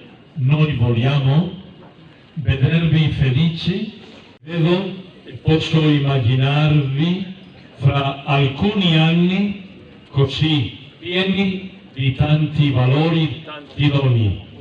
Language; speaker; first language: Italian; non-native, fluent; Spanish